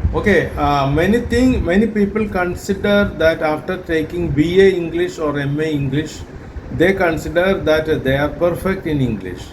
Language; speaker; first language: English; non-native, local second language; Malayalam